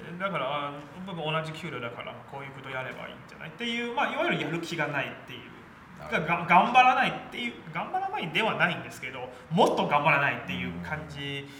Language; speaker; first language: Japanese; non-native, fluent; Chinese